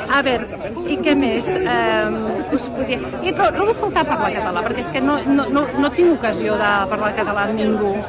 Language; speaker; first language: Catalan; early bilingual, heritage; Catalan